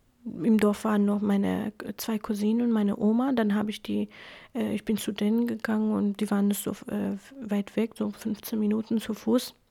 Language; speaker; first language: German; non-native, fluent; Kurdish